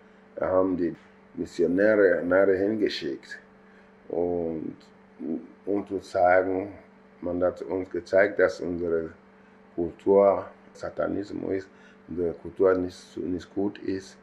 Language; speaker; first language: German; non-native, fluent; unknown